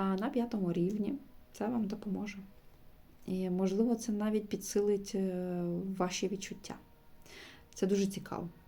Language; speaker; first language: Ukrainian; non-native, local second language; Russian